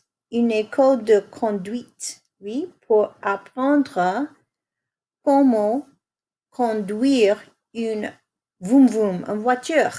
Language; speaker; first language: French; non-native, fluent; English